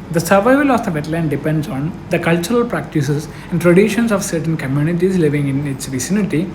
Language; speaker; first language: English; non-native, local second language; Malayalam